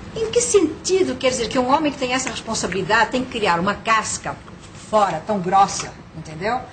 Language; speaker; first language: Portuguese; native; Portuguese